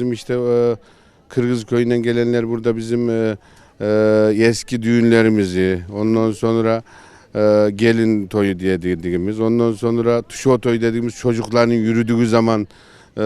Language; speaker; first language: Turkish; non-native, local second language; Kyrgyz